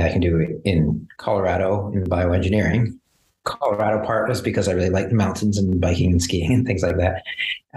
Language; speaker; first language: English; native; English